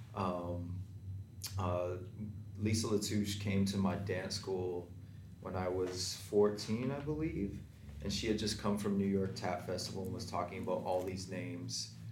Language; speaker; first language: English; native; English